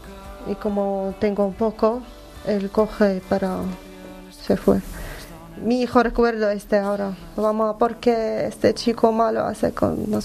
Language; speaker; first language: Spanish; non-native, learner; Arabic